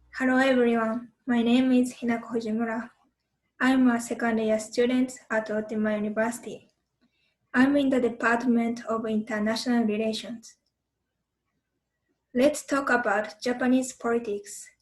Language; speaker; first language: English; non-native, fluent; Japanese